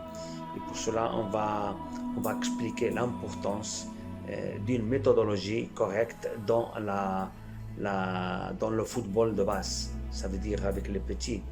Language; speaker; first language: French; non-native, fluent; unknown